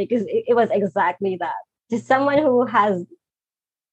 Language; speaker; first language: English; non-native, local second language; Filipino